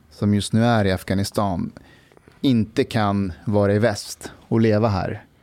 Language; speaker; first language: Swedish; early bilingual, other home language; Persian